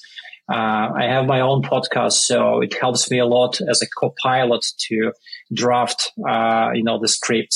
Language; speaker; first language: English; non-native, fluent; Russian